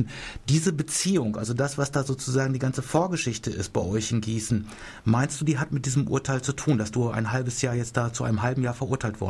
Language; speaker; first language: German; native; German